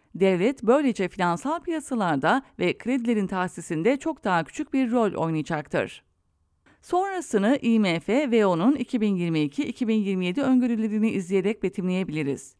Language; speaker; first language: Turkish; native; Turkish